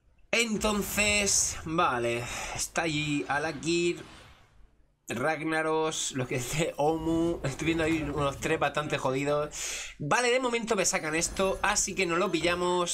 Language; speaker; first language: Spanish; native; Spanish